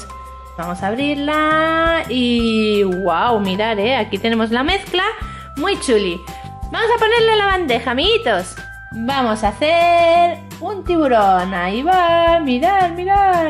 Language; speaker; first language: Spanish; native; Spanish